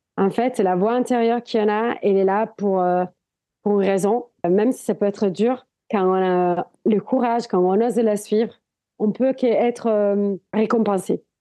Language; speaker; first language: French; non-native, fluent; Italian